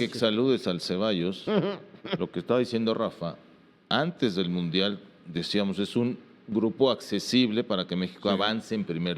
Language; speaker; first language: Spanish; native; Spanish